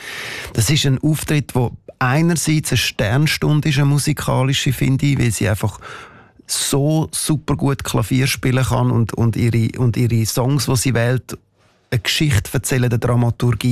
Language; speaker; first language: German; native; German